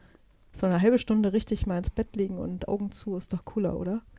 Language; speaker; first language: German; native; German